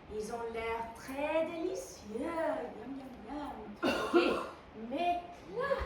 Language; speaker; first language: French; non-native, fluent; Spanish